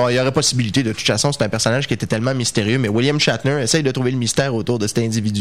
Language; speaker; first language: French; native; French